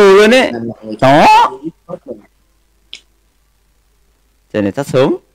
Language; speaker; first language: Vietnamese; native; Vietnamese